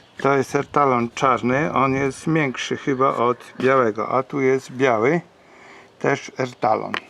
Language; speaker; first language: Polish; native; Polish